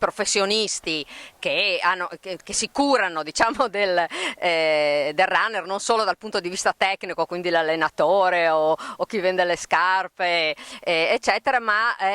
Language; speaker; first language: Italian; native; Italian